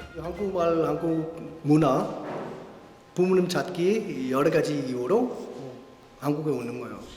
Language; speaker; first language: Korean; non-native, learner; Danish